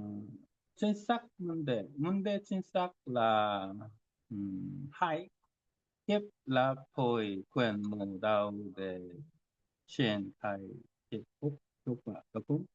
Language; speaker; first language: Vietnamese; non-native, learner; Korean